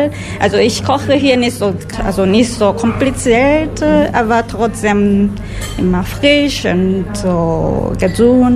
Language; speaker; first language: German; non-native, learner; Japanese